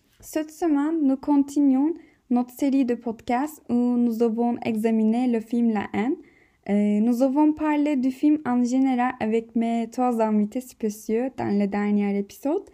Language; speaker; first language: French; non-native, learner; Turkish